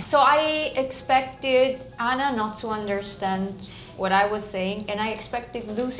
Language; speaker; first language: English; non-native, fluent; Italian